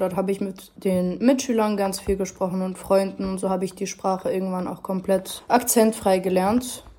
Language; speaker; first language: German; early bilingual, other home language; Arabic